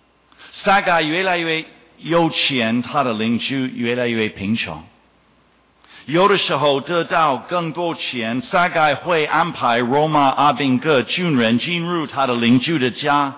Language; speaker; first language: Chinese; non-native, fluent; English